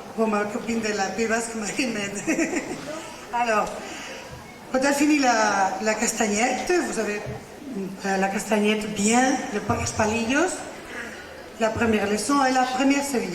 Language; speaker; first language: French; non-native, learner; Spanish